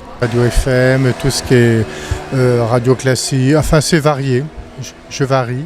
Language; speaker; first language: French; native; French